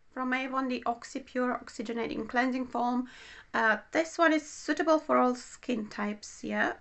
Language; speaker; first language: English; non-native, fluent; Romanian